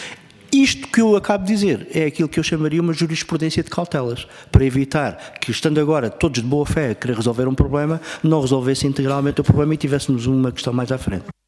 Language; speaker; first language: Portuguese; native; Portuguese